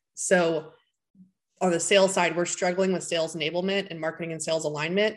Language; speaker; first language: English; native; English